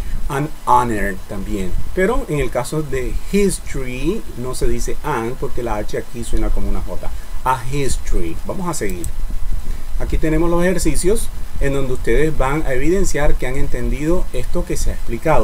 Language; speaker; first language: Spanish; native; Spanish